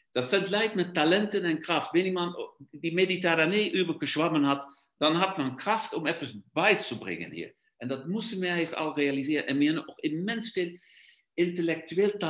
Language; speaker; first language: German; non-native, fluent; Luxembourgish